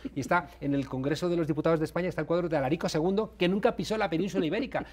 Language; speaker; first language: Spanish; native; Spanish